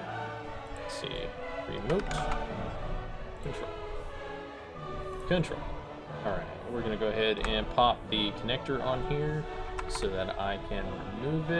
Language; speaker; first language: English; native; English